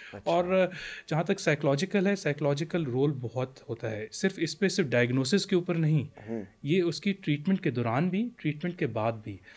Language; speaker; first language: Urdu; native; Urdu